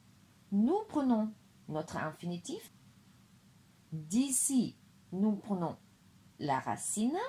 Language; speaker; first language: French; non-native, fluent; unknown